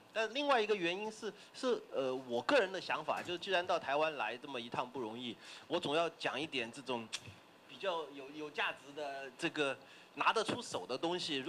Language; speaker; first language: Chinese; native; Chinese